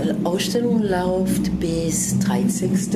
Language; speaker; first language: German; non-native, fluent; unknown